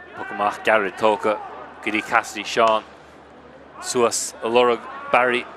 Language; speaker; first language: Irish; native; Irish